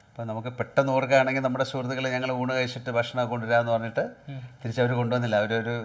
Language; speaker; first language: Malayalam; native; Malayalam